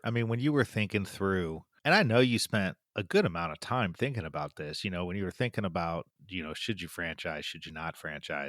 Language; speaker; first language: English; native; English